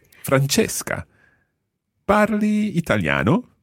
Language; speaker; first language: Italian; non-native, fluent; English